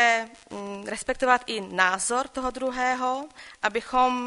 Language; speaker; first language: Czech; non-native, local second language; Polish